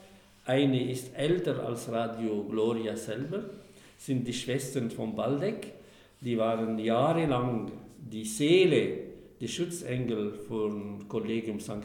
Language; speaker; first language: German; non-native, fluent; Arabic